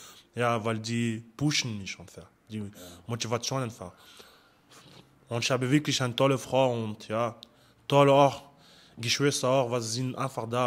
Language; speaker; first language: German; non-native, learner; French